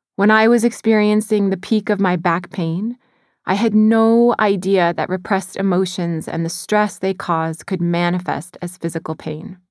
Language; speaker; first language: English; native; English